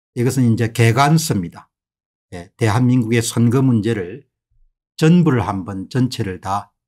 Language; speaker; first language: Korean; native; Korean